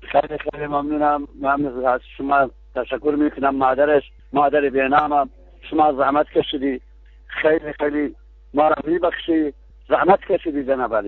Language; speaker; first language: Persian; non-native, local second language; Kurdish